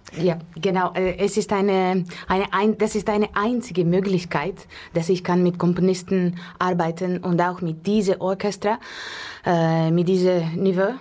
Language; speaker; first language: German; non-native, learner; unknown